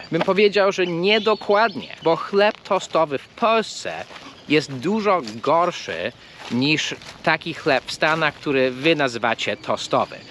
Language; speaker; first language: Polish; non-native, fluent; English